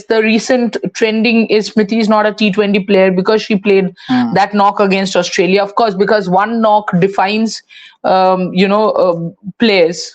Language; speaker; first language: English; non-native, local second language; Hindi